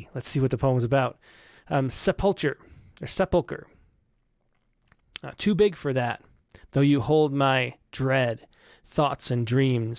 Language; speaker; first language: English; native; English